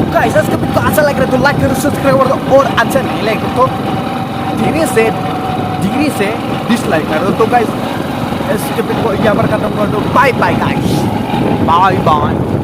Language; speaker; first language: Hindi; non-native, local second language; Bodo